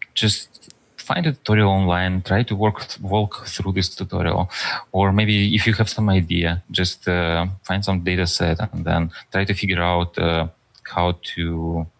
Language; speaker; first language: English; non-native, fluent; Russian